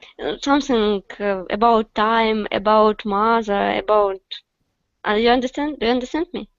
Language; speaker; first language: English; non-native, learner; Russian